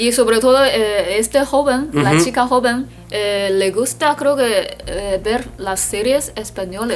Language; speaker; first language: Spanish; non-native, fluent; Chinese